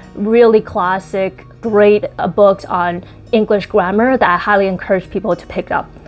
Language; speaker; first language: English; early bilingual, other home language; Chinese